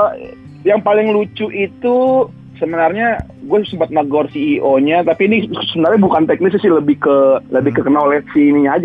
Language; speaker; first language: Indonesian; native; Indonesian